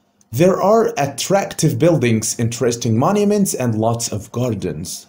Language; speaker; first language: English; non-native, fluent; Arabic